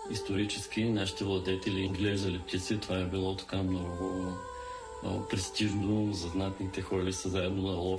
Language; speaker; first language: Bulgarian; native; Bulgarian